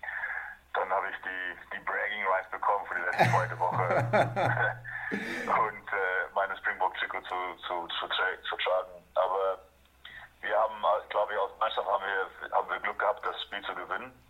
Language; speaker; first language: German; non-native, fluent; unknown